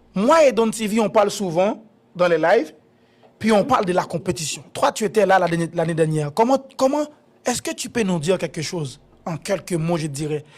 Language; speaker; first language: French; non-native, local second language; Haitian Creole